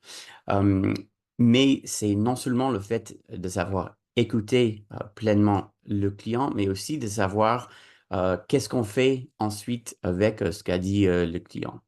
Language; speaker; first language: French; non-native, fluent; English